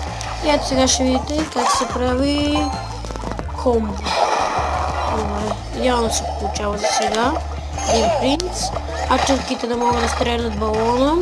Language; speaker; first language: Bulgarian; native; Bulgarian